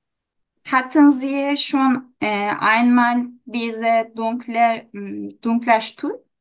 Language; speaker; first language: German; non-native, learner; Turkish